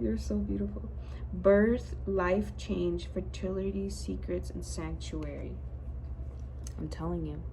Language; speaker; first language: English; native; English